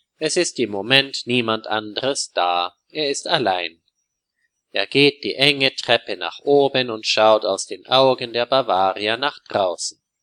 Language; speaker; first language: German; native; German